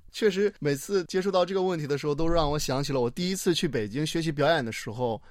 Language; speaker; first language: Chinese; native; Chinese